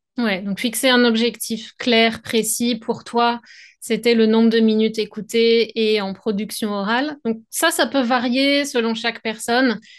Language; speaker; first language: French; native; French